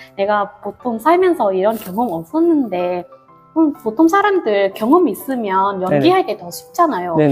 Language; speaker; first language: Korean; non-native, fluent; Vietnamese